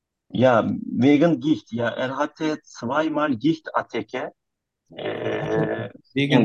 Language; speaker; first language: German; non-native, learner; Turkish